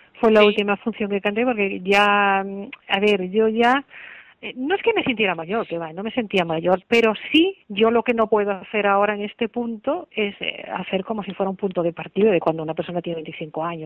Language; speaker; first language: Spanish; native; Spanish